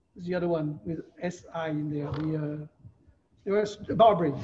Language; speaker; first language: English; non-native, fluent; French